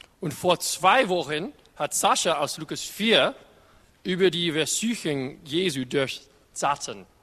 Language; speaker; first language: German; non-native, learner; English